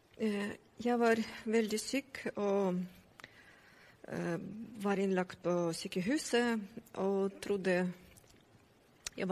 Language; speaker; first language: Norwegian; non-native, learner; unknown